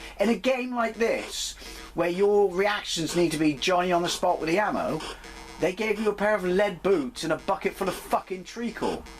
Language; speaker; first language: English; native; English